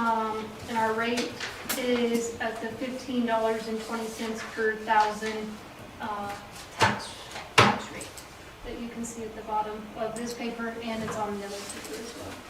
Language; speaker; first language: English; native; English